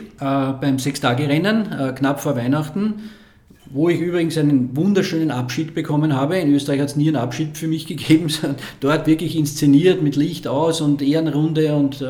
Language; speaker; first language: German; native; German